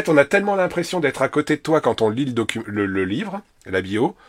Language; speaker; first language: French; native; French